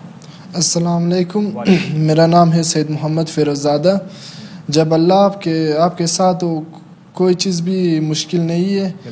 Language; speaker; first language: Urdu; non-native, local second language; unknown